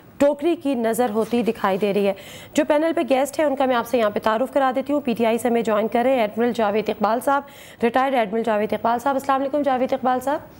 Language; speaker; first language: Urdu; native; Urdu